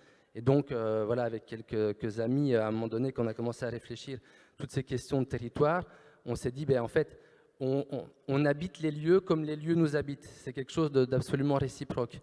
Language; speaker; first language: French; native; French